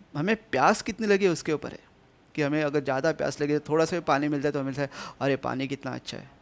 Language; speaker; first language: Hindi; non-native, local second language; Marathi